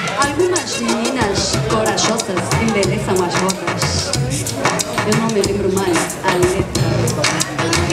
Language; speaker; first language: Portuguese; non-native, fluent; Spanish